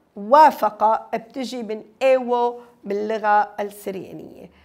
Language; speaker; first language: Arabic; native; Arabic